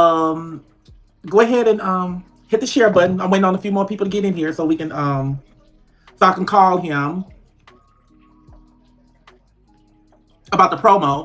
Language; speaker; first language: English; native; English